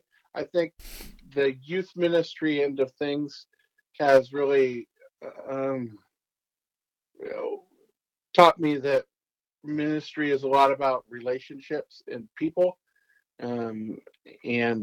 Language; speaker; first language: English; native; English